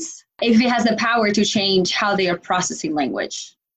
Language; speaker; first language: English; non-native, fluent; Spanish